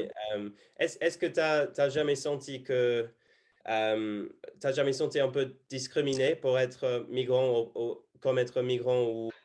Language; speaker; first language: French; non-native, fluent; English